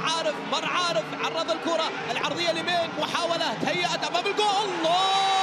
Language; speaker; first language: Arabic; native; Arabic